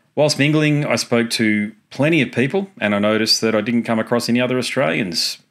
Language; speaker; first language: English; native; English